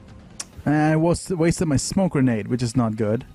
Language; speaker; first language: English; native; English